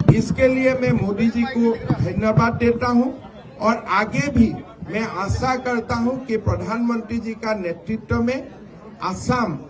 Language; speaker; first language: Hindi; non-native, local second language; Assamese